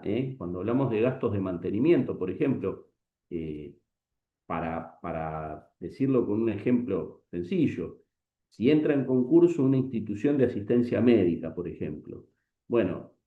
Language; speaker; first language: Spanish; native; Spanish